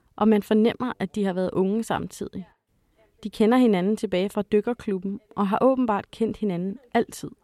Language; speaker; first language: Danish; native; Danish